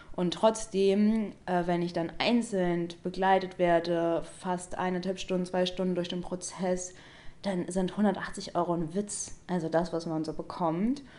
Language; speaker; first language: German; native; German